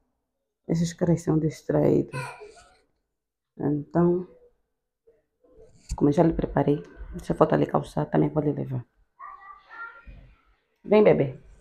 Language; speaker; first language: Portuguese; native; Portuguese